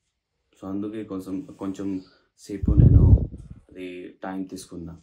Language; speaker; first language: Telugu; non-native, learner; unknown